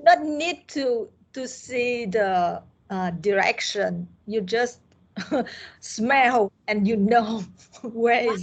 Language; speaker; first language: English; non-native, learner; Vietnamese